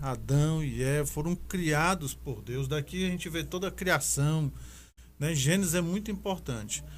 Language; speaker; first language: Portuguese; native; Portuguese